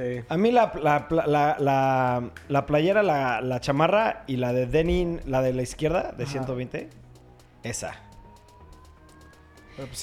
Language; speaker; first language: Spanish; native; Spanish